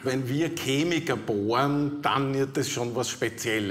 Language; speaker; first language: German; native; German